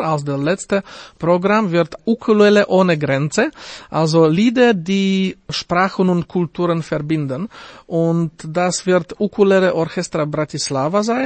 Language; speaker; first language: German; non-native, fluent; Slovak